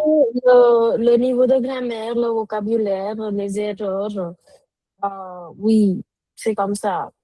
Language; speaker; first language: French; non-native, fluent; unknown